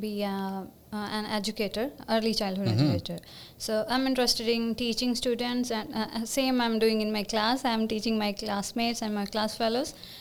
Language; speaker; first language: English; non-native, local second language; Punjabi